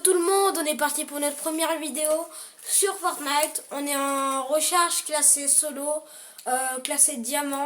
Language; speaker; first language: French; native; French